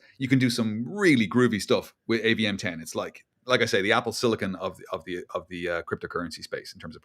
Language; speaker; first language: English; native; English